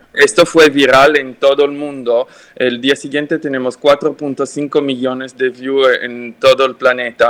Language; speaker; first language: Spanish; non-native, fluent; French